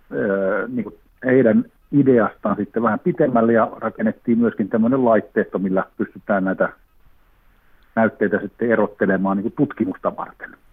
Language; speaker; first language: Finnish; native; Finnish